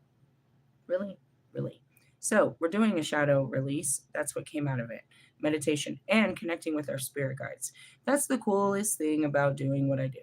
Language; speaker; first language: English; native; English